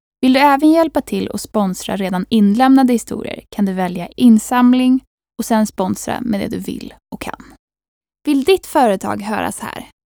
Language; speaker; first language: Swedish; native; Swedish